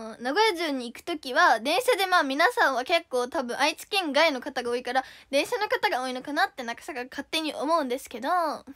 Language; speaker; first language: Japanese; native; Japanese